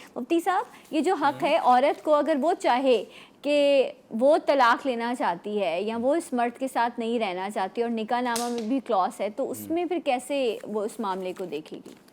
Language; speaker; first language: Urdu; native; Urdu